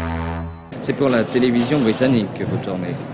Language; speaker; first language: French; native; French